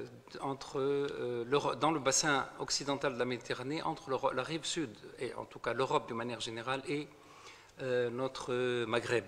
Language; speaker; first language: French; non-native, local second language; Arabic